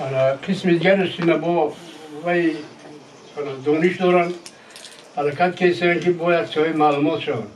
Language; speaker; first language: Persian; native; Persian